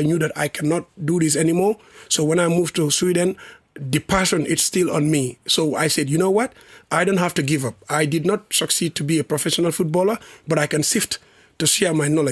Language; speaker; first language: Swedish; non-native, learner; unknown